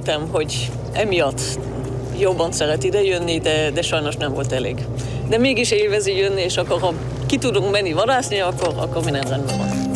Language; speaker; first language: Hungarian; early bilingual, heritage; Hungarian